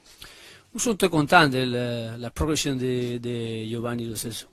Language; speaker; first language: French; non-native, learner; Spanish